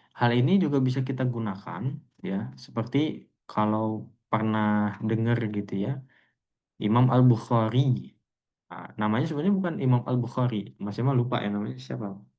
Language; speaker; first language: Indonesian; native; Indonesian